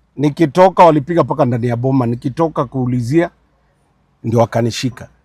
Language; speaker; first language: Swahili; non-native, local second language; Luo (Kenya and Tanzania)